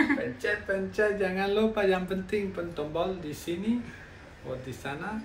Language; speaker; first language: Indonesian; non-native, learner; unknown